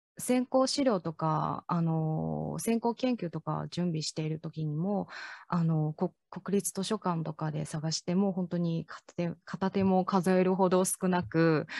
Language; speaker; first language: Japanese; non-native, fluent; Chinese